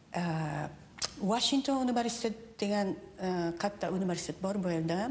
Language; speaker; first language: Uzbek; non-native, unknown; Japanese